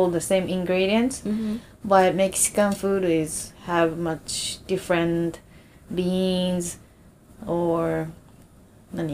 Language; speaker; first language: English; non-native, fluent; Japanese